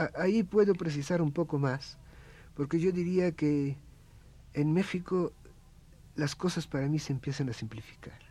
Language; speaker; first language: Spanish; non-native, fluent; Russian